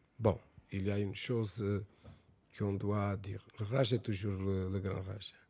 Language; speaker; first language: French; non-native, fluent; Portuguese